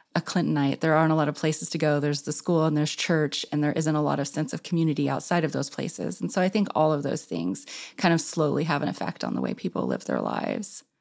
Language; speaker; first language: English; native; English